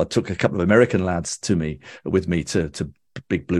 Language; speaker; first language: English; native; English